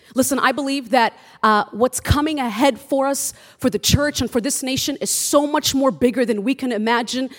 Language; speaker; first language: English; early bilingual, other home language; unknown